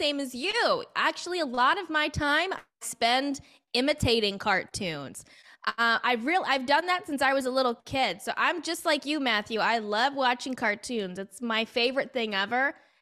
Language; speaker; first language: English; native; English